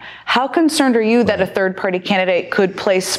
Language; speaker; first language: English; native; English